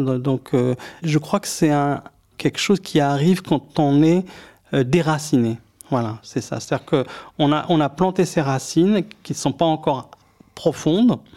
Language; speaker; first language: French; early bilingual, other home language; Arabic